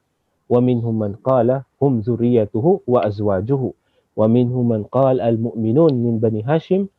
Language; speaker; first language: Arabic; non-native, fluent; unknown